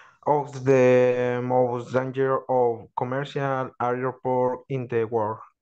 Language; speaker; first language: English; non-native, learner; Spanish